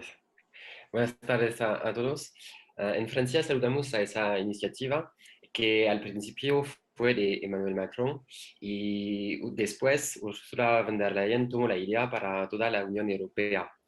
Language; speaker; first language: Spanish; non-native, learner; French